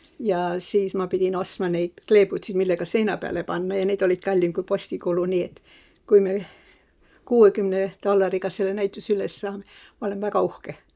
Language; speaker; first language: Estonian; early bilingual, heritage; Estonian